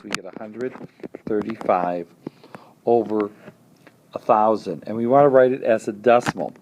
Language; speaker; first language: English; native; English